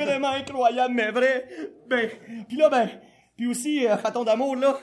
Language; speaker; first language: French; native; French